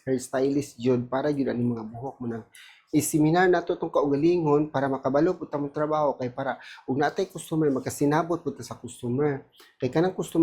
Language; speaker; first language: Cebuano; native; Cebuano